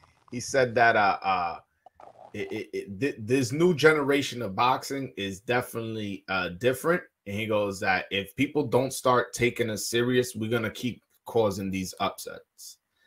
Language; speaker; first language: English; early bilingual, other home language; Spanish